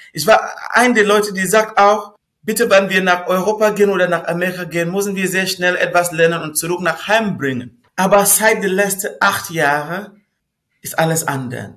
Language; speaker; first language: German; non-native, fluent; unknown